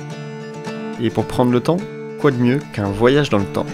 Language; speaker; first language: French; native; French